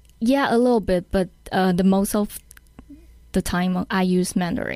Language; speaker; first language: English; non-native, learner; Chinese